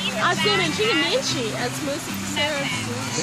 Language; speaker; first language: Portuguese; non-native, fluent; English